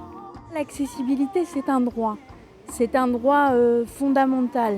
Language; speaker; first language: French; native; French